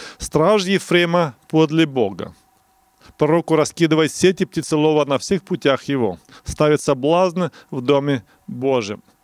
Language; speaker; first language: Russian; non-native, local second language; Romanian